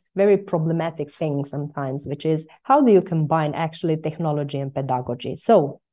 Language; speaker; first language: English; non-native, fluent; Romanian